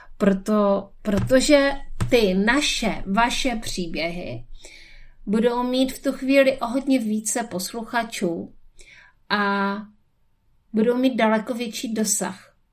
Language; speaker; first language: Czech; native; Czech